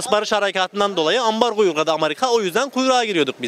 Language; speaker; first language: Turkish; native; Turkish